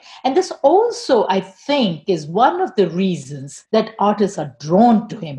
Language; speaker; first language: English; non-native, local second language; Tamil